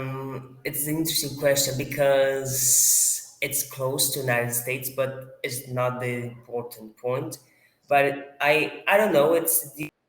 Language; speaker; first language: English; non-native, fluent; Portuguese